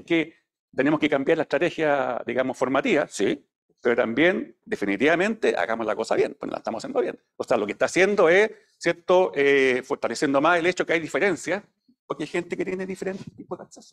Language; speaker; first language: Spanish; native; Spanish